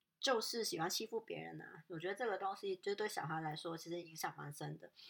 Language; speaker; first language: Chinese; non-native, local second language; Cantonese